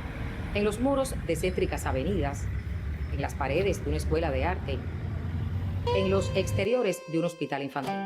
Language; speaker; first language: Spanish; native; Spanish